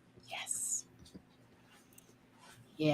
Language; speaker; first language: English; native; English